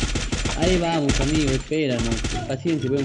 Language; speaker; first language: Spanish; native; Spanish